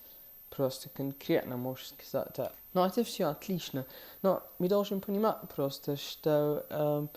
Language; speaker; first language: Russian; non-native, fluent; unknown